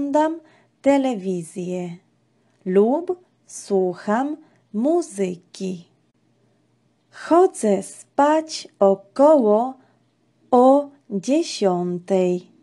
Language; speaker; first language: Polish; non-native, fluent; Georgian